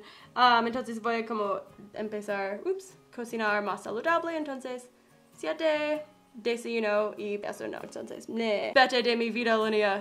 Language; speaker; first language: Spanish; non-native, fluent; English